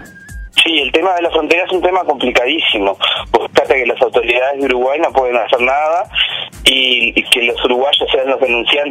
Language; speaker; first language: Spanish; native; Spanish